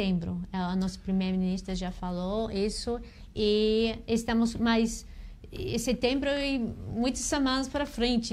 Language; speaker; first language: Portuguese; non-native, learner; English